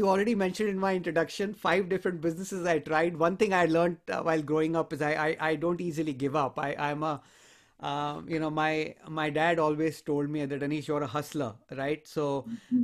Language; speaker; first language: English; non-native, local second language; Hindi